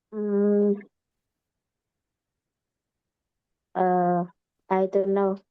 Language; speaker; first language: English; non-native, learner; Vietnamese